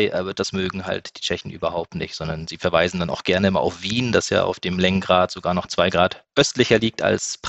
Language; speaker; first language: German; native; German